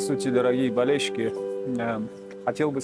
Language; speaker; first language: Russian; non-native, local second language; Tajik